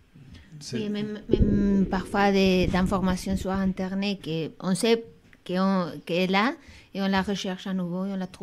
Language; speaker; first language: French; non-native, fluent; Spanish